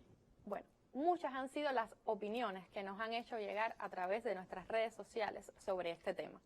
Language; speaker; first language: Spanish; native; Spanish